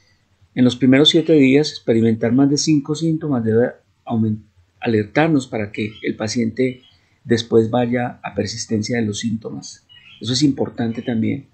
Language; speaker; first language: Spanish; native; Spanish